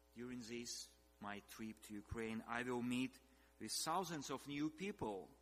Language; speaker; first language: English; non-native, fluent; Russian